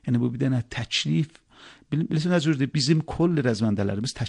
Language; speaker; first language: Persian; non-native, local second language; Azerbaijani